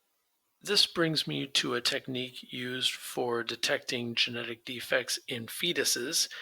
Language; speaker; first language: English; native; English